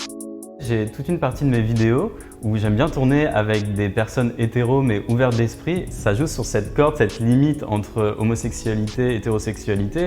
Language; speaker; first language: French; native; French